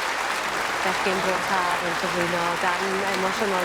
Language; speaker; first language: Welsh; native; Welsh